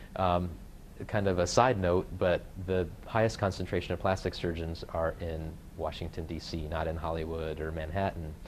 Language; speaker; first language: English; native; English